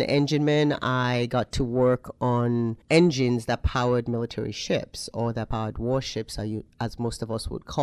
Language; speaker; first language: English; non-native, local second language; Yoruba